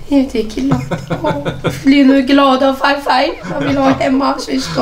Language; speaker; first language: Swedish; non-native, fluent; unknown